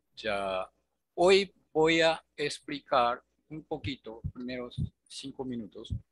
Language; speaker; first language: Spanish; non-native, fluent; Japanese